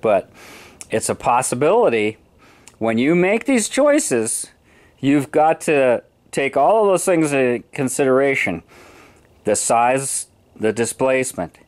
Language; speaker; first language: English; native; English